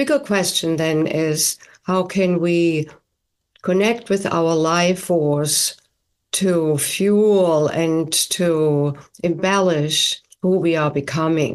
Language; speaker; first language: English; non-native, fluent; German